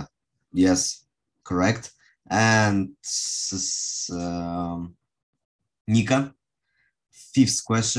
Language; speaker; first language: English; non-native, fluent; Russian